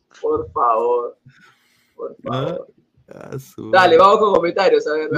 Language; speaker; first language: Spanish; native; Spanish